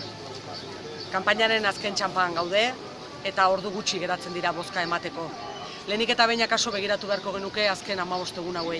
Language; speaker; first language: Basque; native; Basque